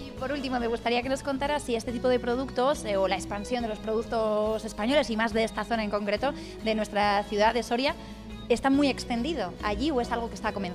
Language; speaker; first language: Spanish; native; Spanish